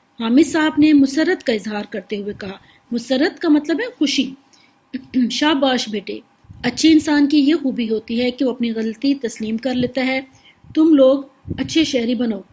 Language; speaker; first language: Urdu; native; Urdu